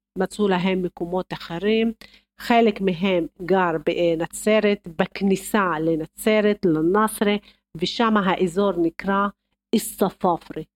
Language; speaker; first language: Hebrew; non-native, local second language; Arabic